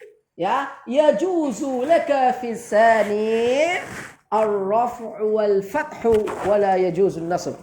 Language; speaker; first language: Arabic; non-native, fluent; Indonesian